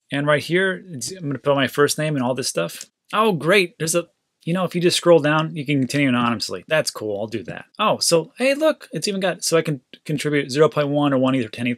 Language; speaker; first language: English; native; English